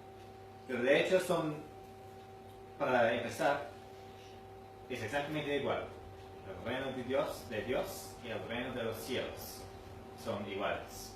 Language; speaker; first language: Spanish; non-native, fluent; English